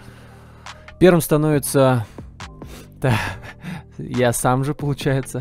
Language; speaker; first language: Russian; native; Russian